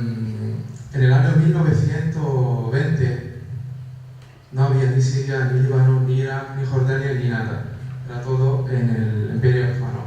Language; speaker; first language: Spanish; non-native, fluent; Kurdish